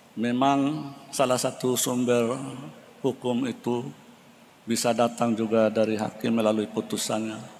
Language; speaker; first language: Indonesian; non-native, local second language; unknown